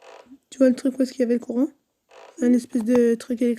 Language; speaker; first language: French; native; French